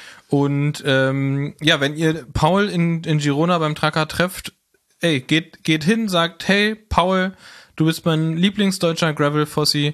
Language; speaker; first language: German; native; German